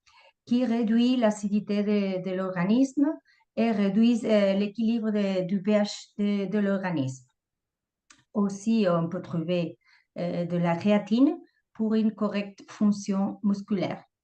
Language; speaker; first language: French; non-native, fluent; Spanish